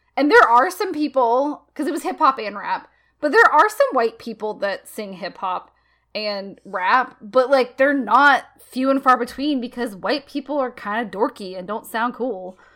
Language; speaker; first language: English; native; English